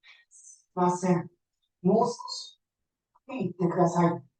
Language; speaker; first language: Japanese; non-native, learner; Indonesian